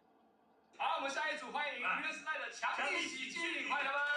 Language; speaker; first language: Chinese; native; Chinese